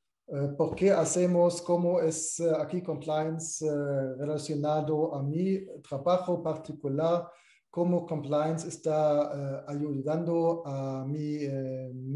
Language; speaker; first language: Spanish; non-native, fluent; German